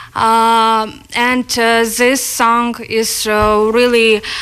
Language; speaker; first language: English; non-native, learner; Ukrainian